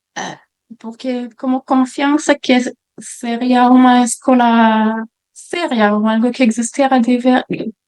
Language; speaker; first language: Portuguese; non-native, fluent; French